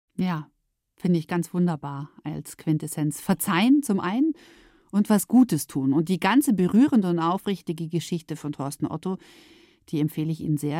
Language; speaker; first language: German; native; German